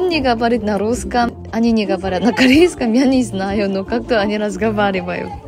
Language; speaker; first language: Russian; non-native, learner; Korean